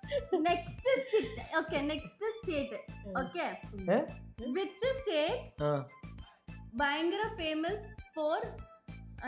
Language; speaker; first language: Malayalam; non-native, learner; Tamil